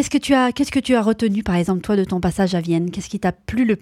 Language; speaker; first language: French; native; French